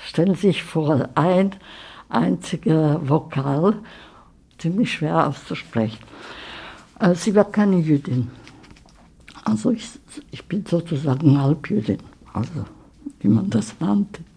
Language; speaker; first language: German; early bilingual, heritage; German